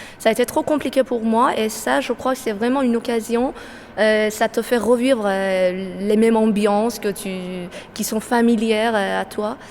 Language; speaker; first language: French; non-native, fluent; Persian